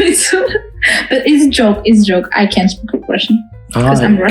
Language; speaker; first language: English; non-native, fluent; Russian